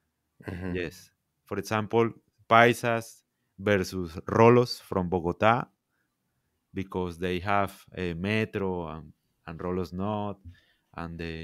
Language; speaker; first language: English; non-native, learner; Spanish